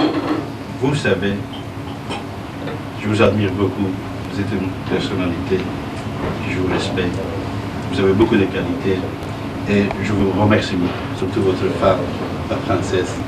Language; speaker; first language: French; non-native, fluent; Persian